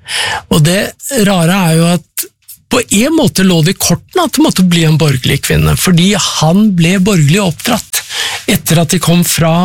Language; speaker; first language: Norwegian; native; Norwegian